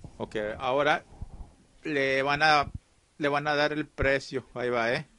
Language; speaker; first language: Spanish; early bilingual, heritage; Spanish